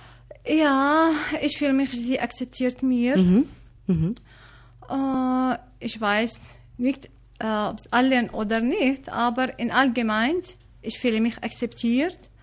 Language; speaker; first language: German; non-native, learner; Arabic